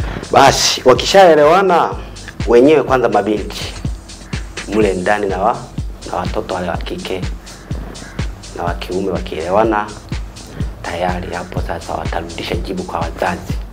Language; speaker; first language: Swahili; non-native, local second language; Sukuma